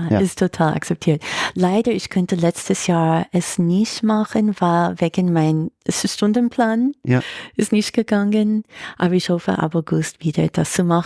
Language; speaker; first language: German; non-native, fluent; English